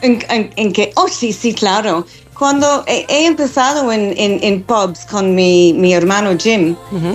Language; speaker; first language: Spanish; non-native, fluent; English